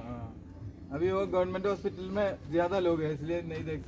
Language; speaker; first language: Hindi; non-native, local second language; Malayalam